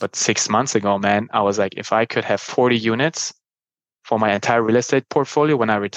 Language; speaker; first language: English; non-native, fluent; German